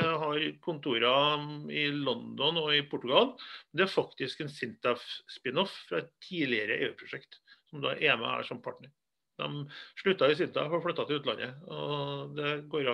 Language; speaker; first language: Norwegian; native; Norwegian